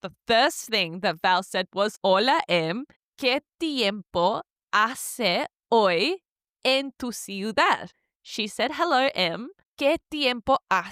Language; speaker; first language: Spanish; non-native, learner; English